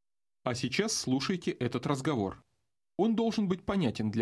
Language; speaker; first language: Russian; native; Russian